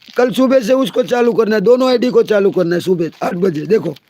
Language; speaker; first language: Hindi; non-native, local second language; Gujarati